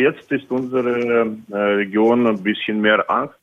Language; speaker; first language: German; non-native, fluent; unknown